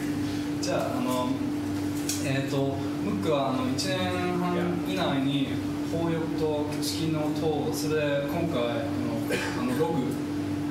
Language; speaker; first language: Japanese; non-native, fluent; German